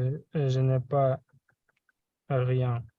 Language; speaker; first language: French; non-native, learner; Russian